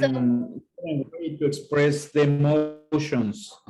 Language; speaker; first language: English; non-native, learner; Spanish